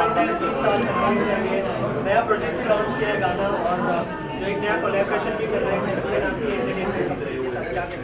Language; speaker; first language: Hindi; native; Hindi